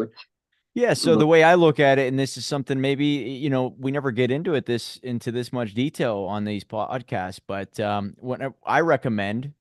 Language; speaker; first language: English; native; English